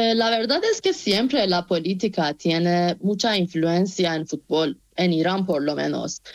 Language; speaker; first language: Spanish; non-native, fluent; Persian